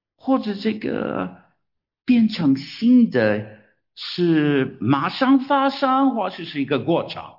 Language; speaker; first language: Chinese; non-native, fluent; English